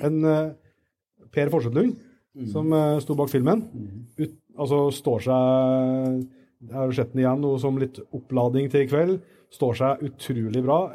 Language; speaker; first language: Norwegian; native; Norwegian